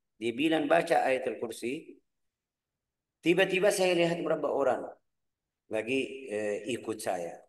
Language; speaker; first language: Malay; non-native, fluent; Arabic